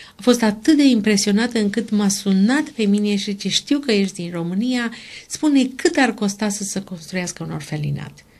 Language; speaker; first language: Romanian; native; Romanian